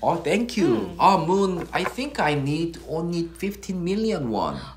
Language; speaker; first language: English; non-native, fluent; Korean